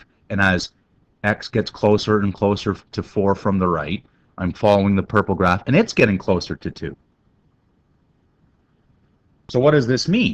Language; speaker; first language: English; native; English